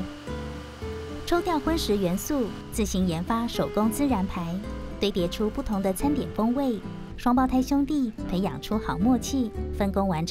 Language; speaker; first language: Chinese; native; Chinese